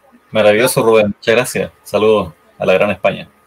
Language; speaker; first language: Spanish; native; Spanish